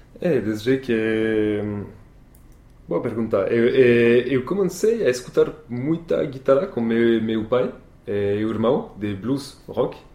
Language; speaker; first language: Portuguese; non-native, learner; French